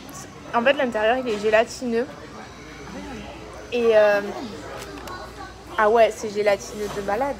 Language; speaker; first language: French; native; French